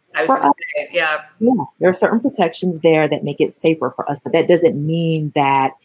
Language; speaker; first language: English; native; English